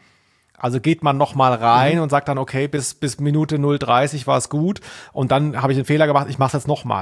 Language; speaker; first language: German; native; German